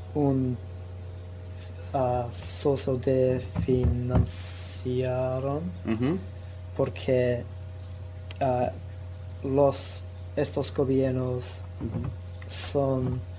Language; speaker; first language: Spanish; non-native, learner; English